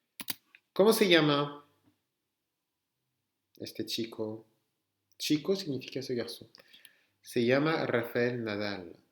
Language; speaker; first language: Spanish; non-native, fluent; French